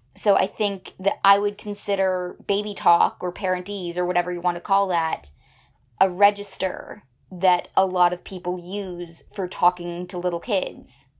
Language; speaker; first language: English; native; English